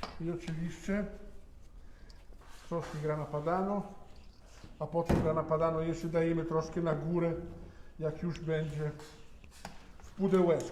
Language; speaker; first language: Polish; non-native, learner; Italian